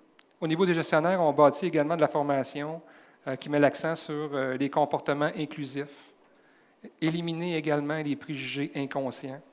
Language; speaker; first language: French; native; French